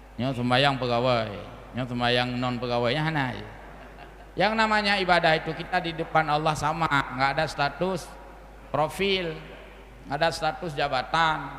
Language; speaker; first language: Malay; non-native, local second language; Achinese